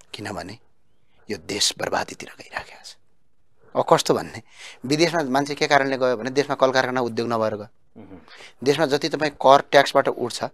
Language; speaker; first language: Nepali; native; Nepali